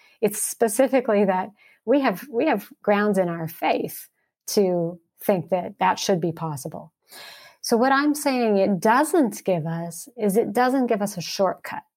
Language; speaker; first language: English; early bilingual, heritage; English